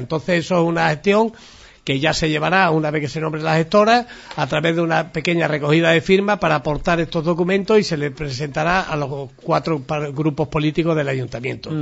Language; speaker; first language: Spanish; native; Spanish